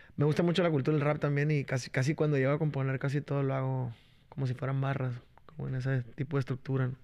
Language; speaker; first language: Spanish; native; Spanish